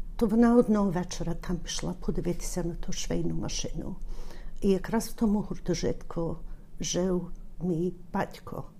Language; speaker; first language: Ukrainian; early bilingual, heritage; Ukrainian